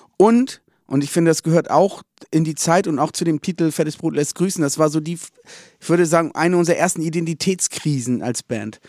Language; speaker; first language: German; native; German